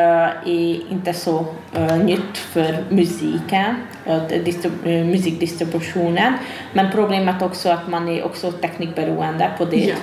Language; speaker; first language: Swedish; non-native, fluent; Hungarian